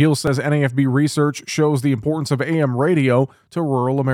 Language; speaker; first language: English; native; English